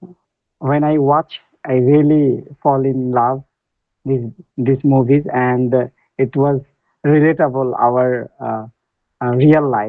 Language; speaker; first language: English; non-native, learner; Bangla